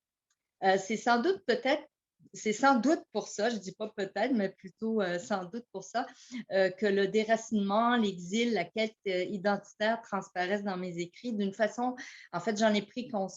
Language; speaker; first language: French; early bilingual, heritage; French